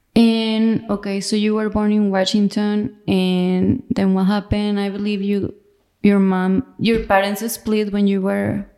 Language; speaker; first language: English; non-native, fluent; Spanish